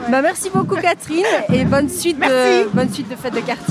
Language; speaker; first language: French; native; French